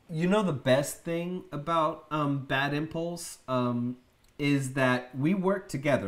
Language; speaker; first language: English; native; English